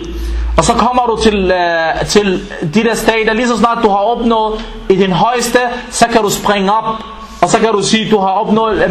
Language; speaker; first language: Danish; non-native, fluent; Arabic